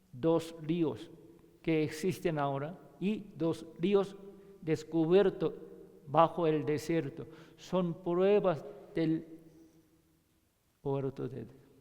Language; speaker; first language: Spanish; non-native, learner; Korean